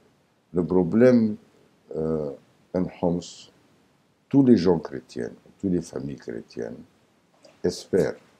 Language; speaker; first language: French; non-native, learner; Arabic